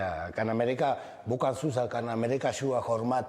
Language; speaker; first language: Indonesian; non-native, fluent; Spanish